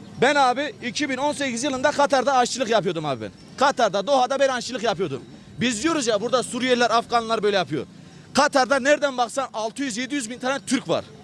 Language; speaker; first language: Turkish; native; Turkish